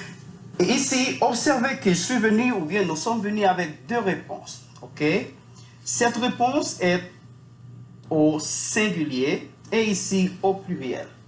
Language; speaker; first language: French; non-native, fluent; Spanish